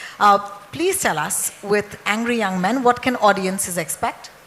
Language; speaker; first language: English; non-native, local second language; Hindi